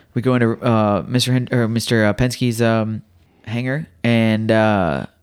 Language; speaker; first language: English; native; English